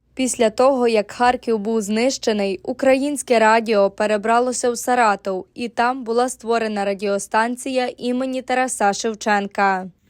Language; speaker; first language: Ukrainian; early bilingual, heritage; Ukrainian